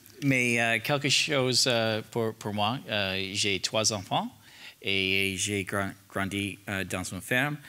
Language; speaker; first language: French; non-native, learner; English